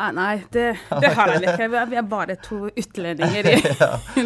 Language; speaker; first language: Swedish; non-native, fluent; Kinyarwanda